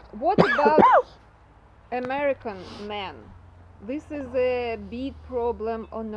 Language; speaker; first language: English; non-native, learner; Russian